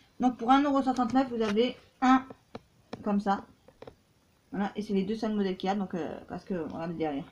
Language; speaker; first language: French; native; French